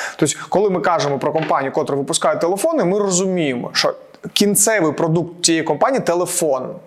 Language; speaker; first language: Ukrainian; non-native, local second language; Russian